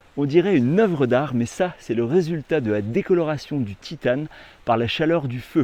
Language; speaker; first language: French; native; French